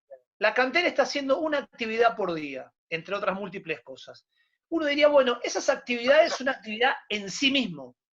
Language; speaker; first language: Spanish; native; Spanish